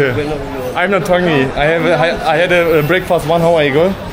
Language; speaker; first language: English; non-native, learner; Turkish